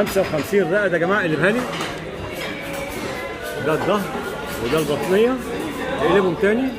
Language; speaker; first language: Arabic; native; Arabic